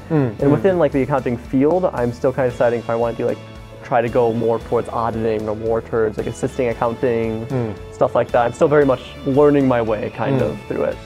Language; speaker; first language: English; native; English